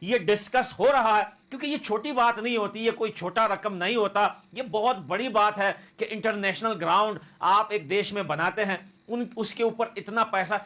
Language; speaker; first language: Hindi; native; Hindi